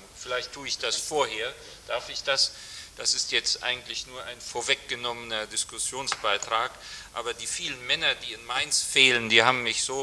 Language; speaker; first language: German; native; German